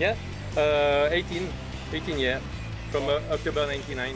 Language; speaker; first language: English; non-native, learner; French